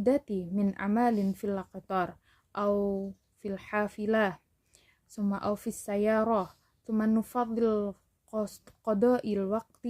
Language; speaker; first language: Arabic; non-native, learner; Indonesian